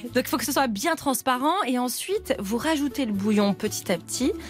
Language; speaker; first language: French; native; French